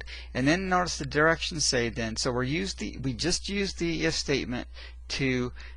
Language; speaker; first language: English; native; English